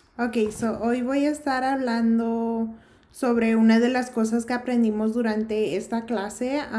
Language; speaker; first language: Spanish; early bilingual, heritage; Spanish